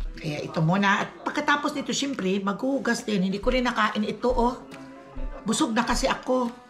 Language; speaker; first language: Filipino; native; Filipino